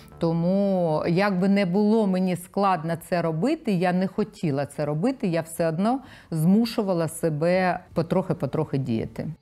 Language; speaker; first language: Ukrainian; non-native, local second language; Russian